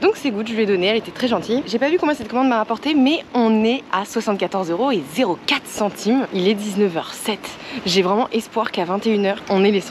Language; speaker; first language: French; native; French